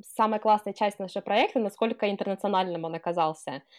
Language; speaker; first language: Russian; non-native, fluent; English